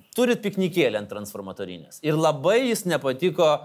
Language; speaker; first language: Lithuanian; native; Lithuanian